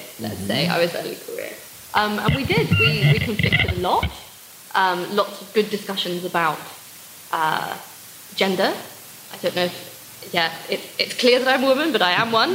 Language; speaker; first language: English; native; English